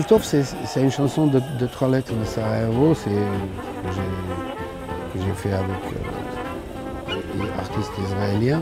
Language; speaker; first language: French; non-native, fluent; Serbian